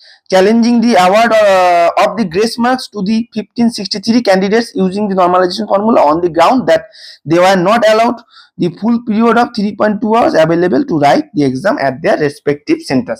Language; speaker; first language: English; non-native, local second language; Bangla